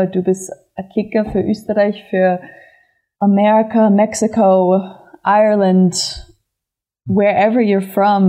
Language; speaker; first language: German; non-native, fluent; English